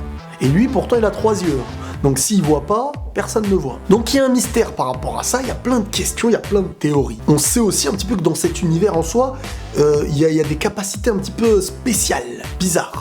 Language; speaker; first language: French; native; French